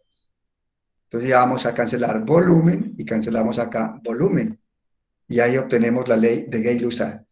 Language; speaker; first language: Spanish; native; Spanish